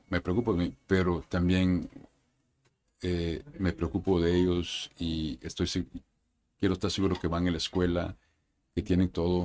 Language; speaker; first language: Spanish; early bilingual, heritage; Spanish